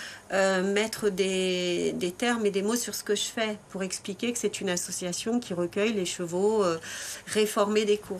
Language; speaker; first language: French; native; French